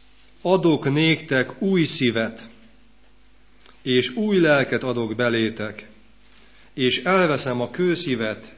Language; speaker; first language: Hungarian; native; Hungarian